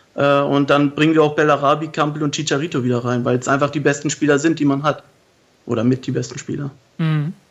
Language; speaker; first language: German; native; German